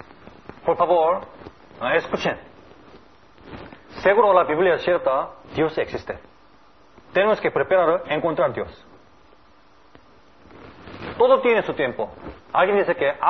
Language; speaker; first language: Spanish; non-native, learner; Korean